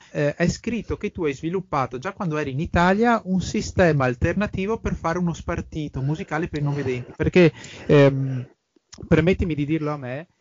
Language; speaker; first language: Italian; native; Italian